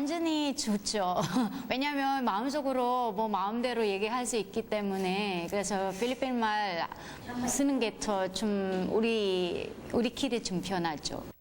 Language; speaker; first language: Korean; non-native, fluent; Filipino